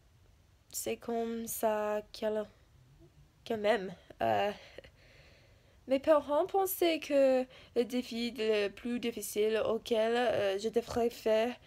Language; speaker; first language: French; non-native, learner; English